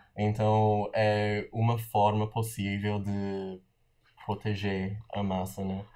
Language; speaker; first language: Portuguese; non-native, fluent; English